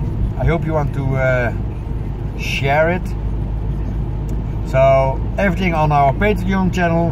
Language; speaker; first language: English; non-native, learner; Dutch